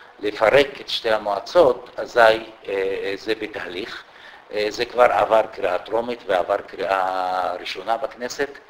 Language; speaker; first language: Hebrew; non-native, local second language; Arabic